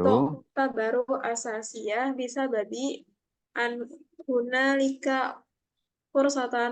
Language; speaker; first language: Arabic; non-native, learner; Indonesian